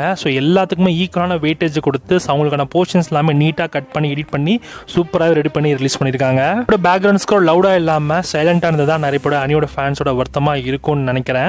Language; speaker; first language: Tamil; native; Tamil